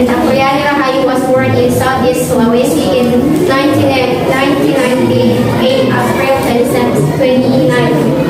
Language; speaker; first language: English; non-native, learner; Indonesian